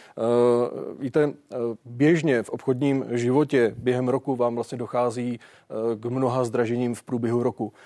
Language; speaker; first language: Czech; native; Czech